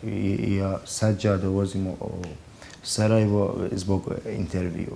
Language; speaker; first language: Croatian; non-native, learner; Persian